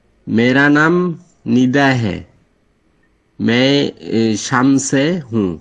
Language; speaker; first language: Hindi; non-native, learner; Bangla